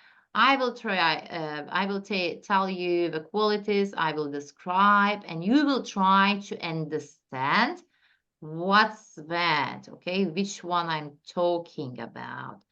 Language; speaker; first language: English; non-native, fluent; Turkish